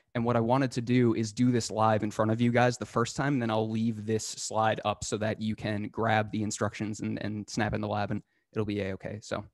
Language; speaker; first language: English; native; English